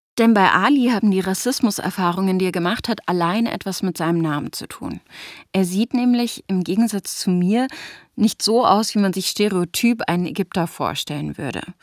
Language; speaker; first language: German; native; German